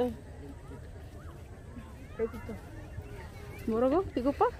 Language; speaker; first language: Korean; non-native, learner; Filipino